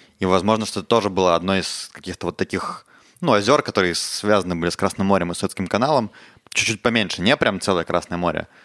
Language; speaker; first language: Russian; native; Russian